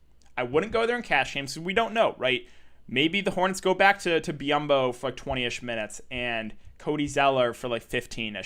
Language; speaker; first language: English; native; English